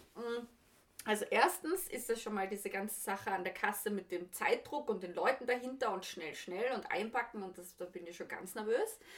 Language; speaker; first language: German; native; German